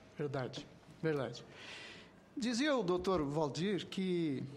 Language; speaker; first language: Portuguese; native; Portuguese